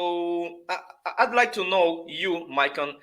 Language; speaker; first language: English; non-native, fluent; Portuguese